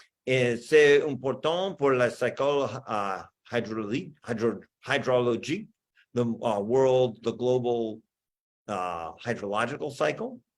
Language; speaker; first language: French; non-native, learner; English